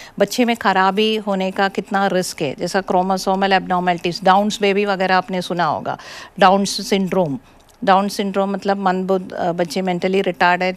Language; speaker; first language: Hindi; non-native, local second language; Malayalam